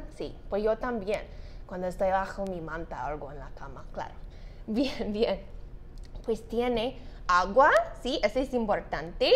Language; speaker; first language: Spanish; non-native, fluent; English